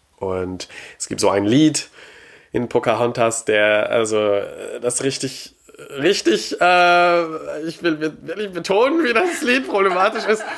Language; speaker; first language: German; non-native, fluent; French